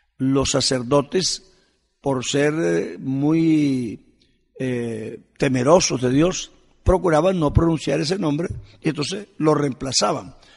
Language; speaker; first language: Spanish; native; Spanish